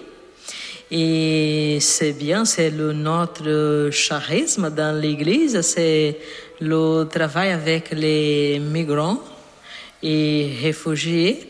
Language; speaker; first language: French; non-native, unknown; Portuguese